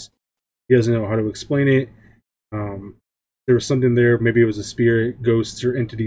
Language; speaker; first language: English; native; English